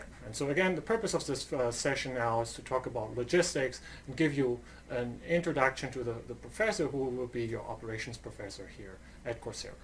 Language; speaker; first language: English; non-native, fluent; German